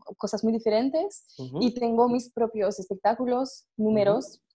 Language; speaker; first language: Spanish; non-native, fluent; French